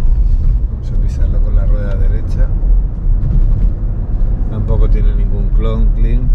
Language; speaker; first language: Spanish; native; Spanish